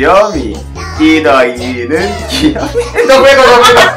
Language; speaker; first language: Spanish; non-native, learner; Korean